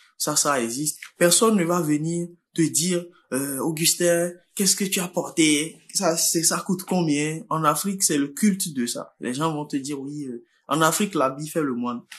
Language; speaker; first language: French; non-native, local second language; Fon